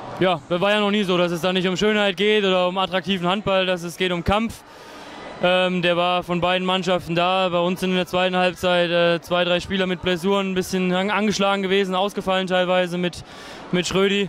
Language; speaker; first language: German; native; German